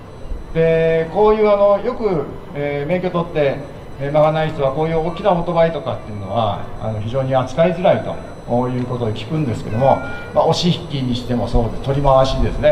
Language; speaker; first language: Japanese; native; Japanese